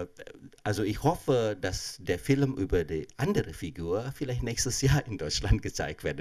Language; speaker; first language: German; non-native, fluent; Indonesian